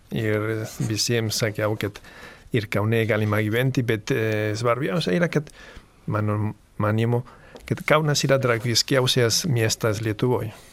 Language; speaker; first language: Lithuanian; non-native, fluent; Catalan